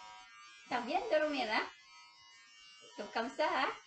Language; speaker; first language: French; non-native, learner; Spanish